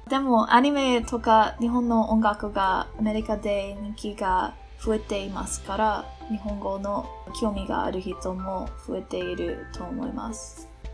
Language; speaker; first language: Japanese; non-native, learner; English